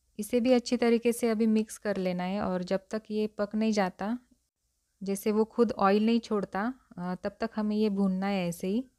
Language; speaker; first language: Hindi; non-native, local second language; Marathi